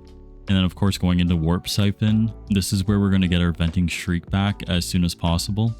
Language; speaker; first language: English; native; English